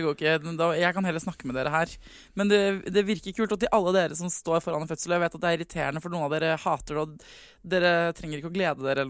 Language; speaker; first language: Norwegian; native; Norwegian